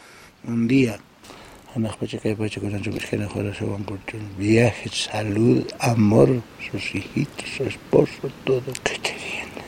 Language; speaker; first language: Spanish; non-native, local second language; Quechua